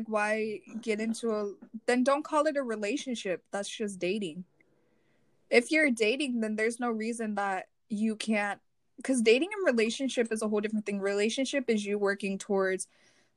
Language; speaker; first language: English; non-native, fluent; Korean